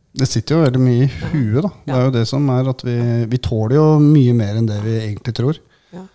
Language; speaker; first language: Norwegian; native; Norwegian